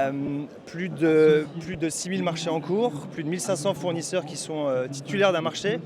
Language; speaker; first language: French; native; French